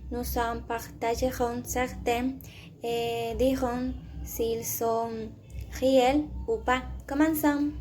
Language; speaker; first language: French; non-native, learner; Spanish